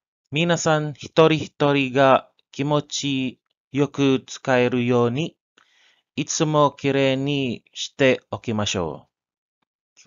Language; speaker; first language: Japanese; non-native, learner; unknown